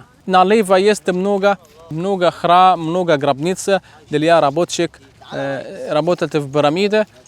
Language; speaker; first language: Russian; non-native, learner; Arabic